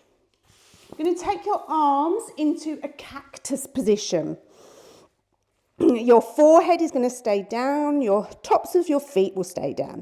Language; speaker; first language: English; native; English